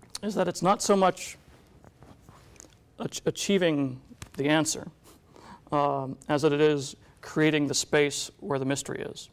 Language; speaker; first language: English; native; English